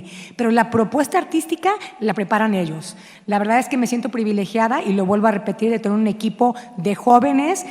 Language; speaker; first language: Spanish; native; Spanish